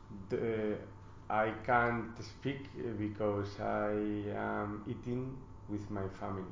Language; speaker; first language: English; non-native, learner; Spanish